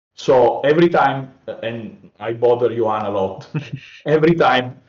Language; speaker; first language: English; non-native, fluent; Italian